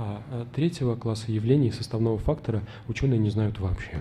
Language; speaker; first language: Russian; native; Russian